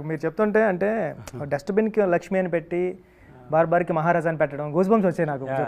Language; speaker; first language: Telugu; native; Telugu